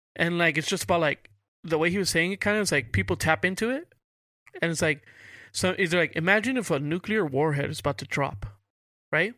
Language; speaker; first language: English; early bilingual, other home language; Spanish